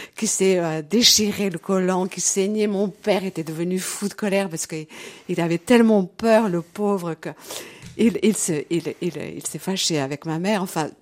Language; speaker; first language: French; early bilingual, other home language; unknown